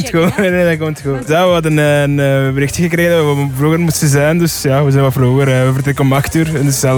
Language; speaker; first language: Dutch; early bilingual, other home language; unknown